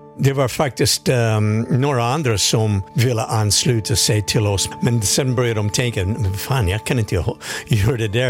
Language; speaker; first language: Swedish; non-native, fluent; English